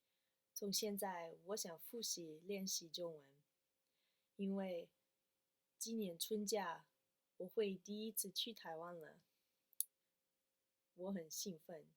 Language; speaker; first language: Chinese; non-native, learner; English